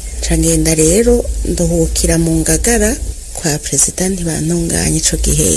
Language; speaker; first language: Rundi; early bilingual, other home language; Kinyarwanda